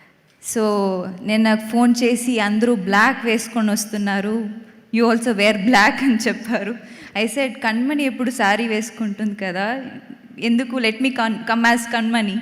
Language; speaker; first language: Telugu; non-native, fluent; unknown